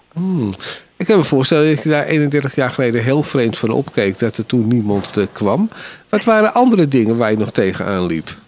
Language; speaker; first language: Dutch; native; Dutch